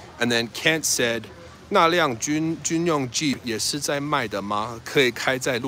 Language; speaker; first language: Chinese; non-native, fluent; English